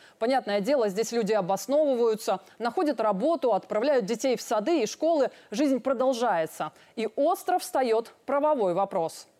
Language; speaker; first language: Russian; native; Russian